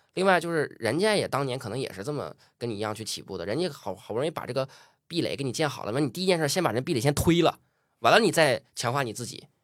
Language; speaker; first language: Chinese; native; Chinese